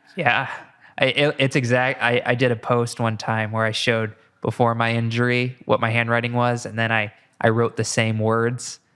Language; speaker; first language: English; native; English